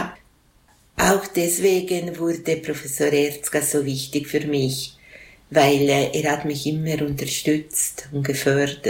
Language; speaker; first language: German; non-native, local second language; Italian